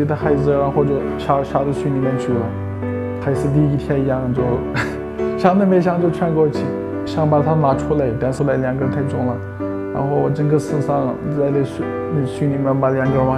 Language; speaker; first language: Chinese; non-native, local second language; Uyghur